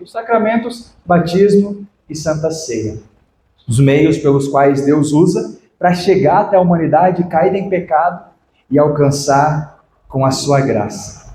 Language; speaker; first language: Portuguese; native; Portuguese